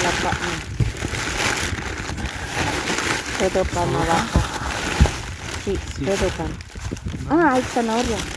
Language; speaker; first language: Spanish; non-native, learner; Filipino